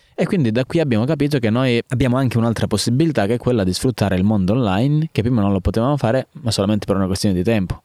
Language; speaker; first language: Italian; native; Italian